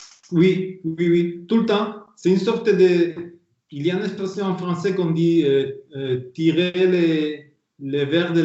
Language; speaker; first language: French; non-native, fluent; Spanish